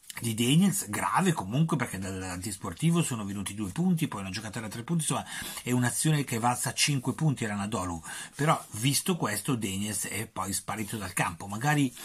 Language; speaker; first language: Italian; native; Italian